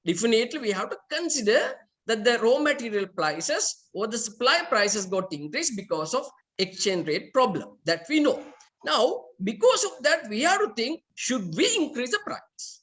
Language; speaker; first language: English; non-native, local second language; Sinhala